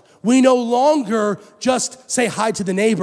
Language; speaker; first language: English; native; English